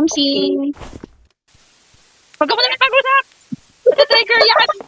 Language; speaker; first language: Filipino; native; Filipino